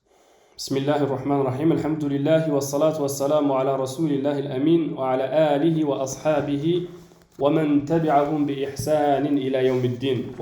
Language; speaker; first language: Arabic; non-native, fluent; French